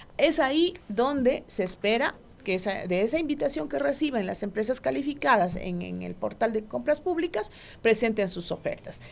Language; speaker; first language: Spanish; non-native, local second language; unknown